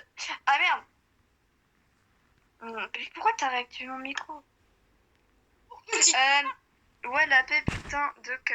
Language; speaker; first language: French; native; French